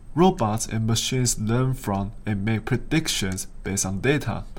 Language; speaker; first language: English; non-native, fluent; Chinese